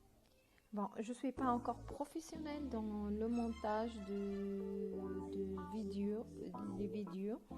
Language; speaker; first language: French; non-native, fluent; Arabic